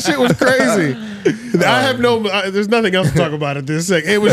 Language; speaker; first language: English; native; English